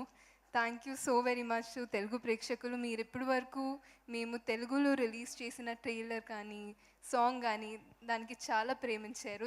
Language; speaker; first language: Telugu; non-native, fluent; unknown